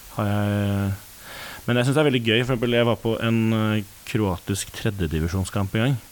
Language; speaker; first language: Norwegian; native; Norwegian